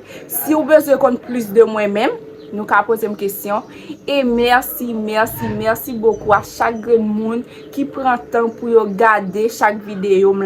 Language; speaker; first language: French; non-native, local second language; Haitian Creole